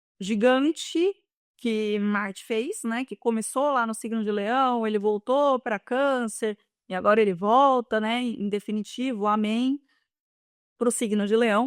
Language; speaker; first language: Portuguese; native; Portuguese